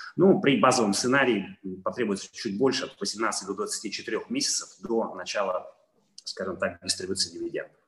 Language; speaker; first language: Russian; non-native, fluent; Italian